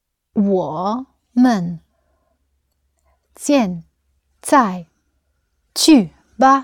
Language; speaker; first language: Chinese; non-native, learner; English